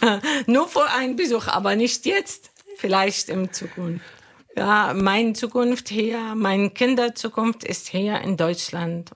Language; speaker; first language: German; non-native, learner; Arabic